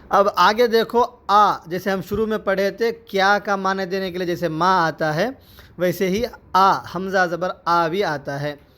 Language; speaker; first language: Urdu; native; Urdu